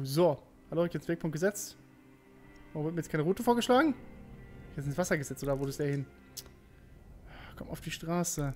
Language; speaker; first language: German; native; German